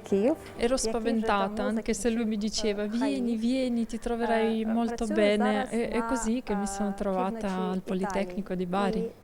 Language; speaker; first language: Italian; non-native, fluent; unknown